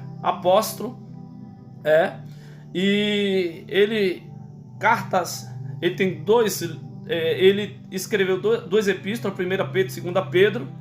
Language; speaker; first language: Portuguese; native; Portuguese